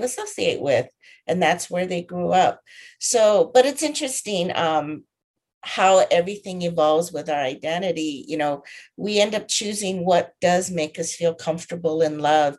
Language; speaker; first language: English; native; English